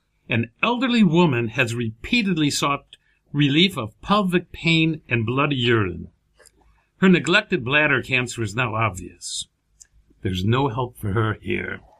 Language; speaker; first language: English; native; English